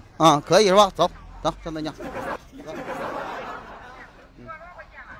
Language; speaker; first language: Chinese; native; Chinese